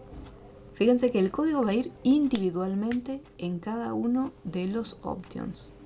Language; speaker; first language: Spanish; native; Spanish